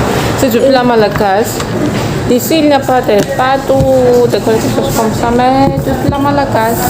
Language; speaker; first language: French; non-native, local second language; Malagasy